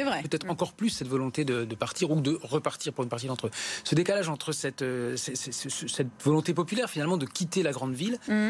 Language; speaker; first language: French; native; French